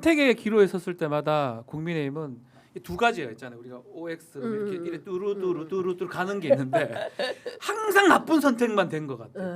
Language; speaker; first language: Korean; native; Korean